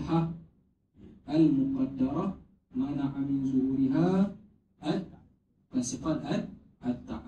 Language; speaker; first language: Arabic; non-native, learner; Malay